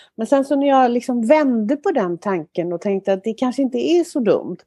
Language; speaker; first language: Swedish; native; Swedish